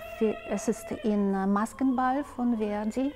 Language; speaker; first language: German; non-native, fluent; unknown